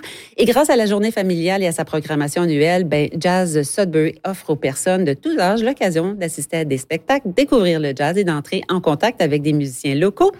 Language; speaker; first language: French; native; French